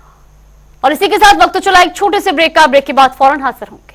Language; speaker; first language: Hindi; native; Hindi